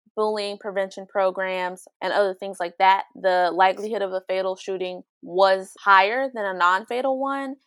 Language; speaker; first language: English; native; English